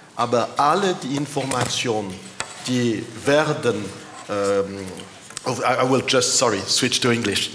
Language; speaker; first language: German; non-native, learner; French